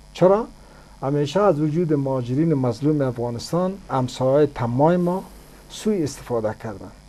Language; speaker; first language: Persian; native; Persian